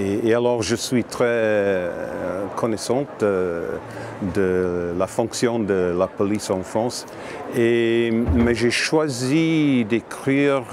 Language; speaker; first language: French; non-native, learner; English